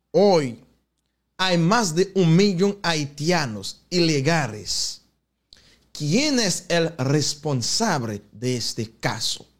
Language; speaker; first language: Spanish; non-native, fluent; Haitian Creole